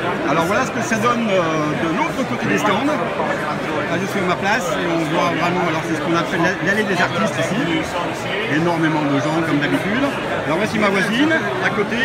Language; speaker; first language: French; native; French